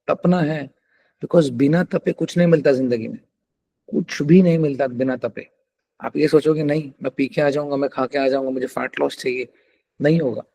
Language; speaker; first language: Hindi; non-native, local second language; Telugu